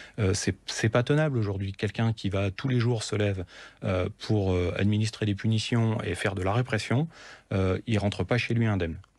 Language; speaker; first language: French; native; French